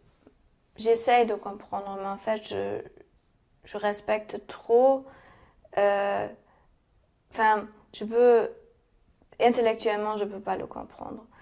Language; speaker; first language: French; non-native, fluent; German